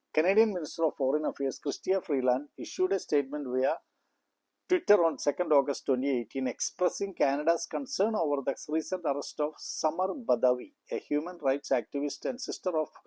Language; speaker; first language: English; non-native, local second language; Malayalam